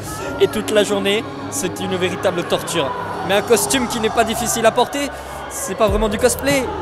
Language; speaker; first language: French; native; French